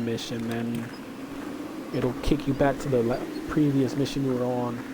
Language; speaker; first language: English; native; English